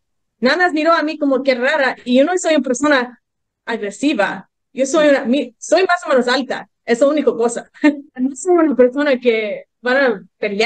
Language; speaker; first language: Spanish; early bilingual, heritage; English